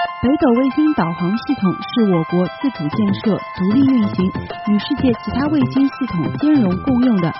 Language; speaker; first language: Chinese; native; Chinese